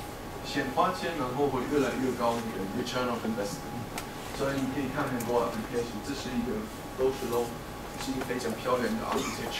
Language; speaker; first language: Chinese; non-native, fluent; German